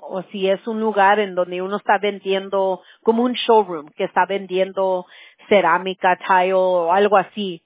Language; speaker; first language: Spanish; early bilingual, other home language; English